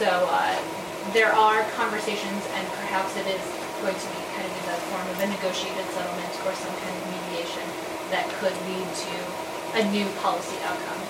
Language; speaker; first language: English; native; English